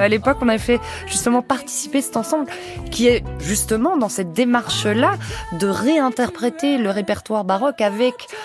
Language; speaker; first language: French; native; French